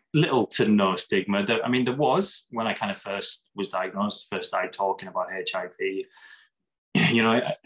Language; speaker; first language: English; native; English